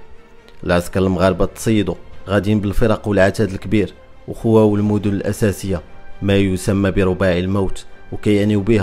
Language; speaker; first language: Arabic; native; Arabic